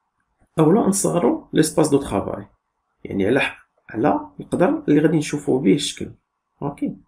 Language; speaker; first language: Arabic; native; Arabic